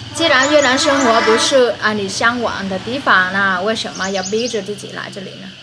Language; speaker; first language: Chinese; non-native, fluent; Vietnamese